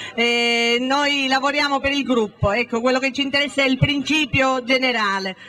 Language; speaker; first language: Italian; native; Italian